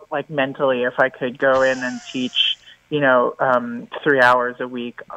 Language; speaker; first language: English; native; English